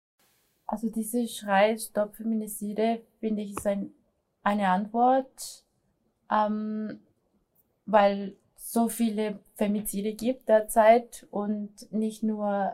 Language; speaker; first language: German; non-native, fluent; Spanish